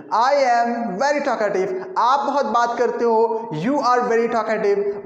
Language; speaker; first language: Hindi; native; Hindi